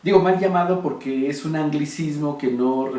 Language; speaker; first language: Spanish; native; Spanish